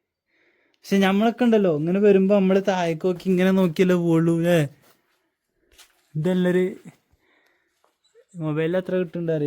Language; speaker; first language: Malayalam; native; Malayalam